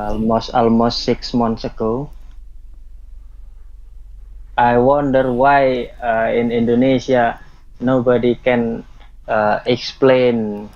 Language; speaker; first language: English; non-native, learner; Indonesian